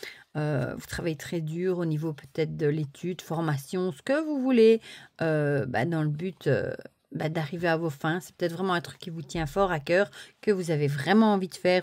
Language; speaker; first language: French; native; French